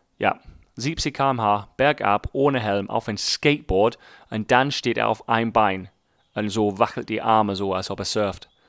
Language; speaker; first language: German; non-native, fluent; English